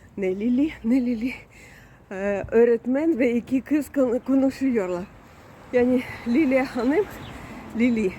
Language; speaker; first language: Turkish; non-native, learner; Russian